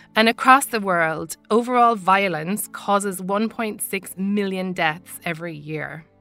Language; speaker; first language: English; native; English